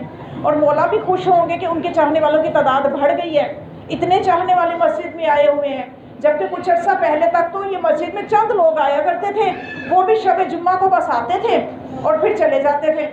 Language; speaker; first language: Urdu; native; Urdu